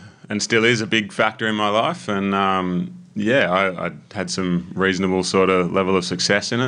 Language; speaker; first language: English; native; English